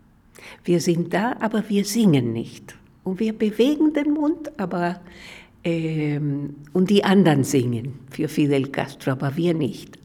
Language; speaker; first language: German; non-native, fluent; Spanish